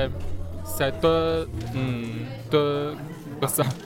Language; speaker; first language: French; non-native, learner; Chinese